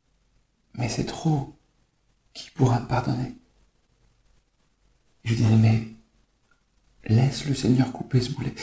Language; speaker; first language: French; native; French